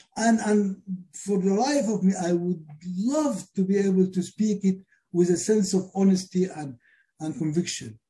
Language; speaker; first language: English; non-native, fluent; Arabic